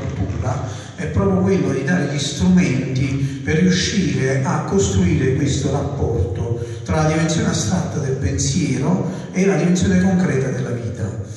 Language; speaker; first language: Italian; native; Italian